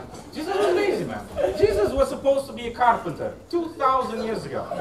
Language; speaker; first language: English; non-native, fluent; Romanian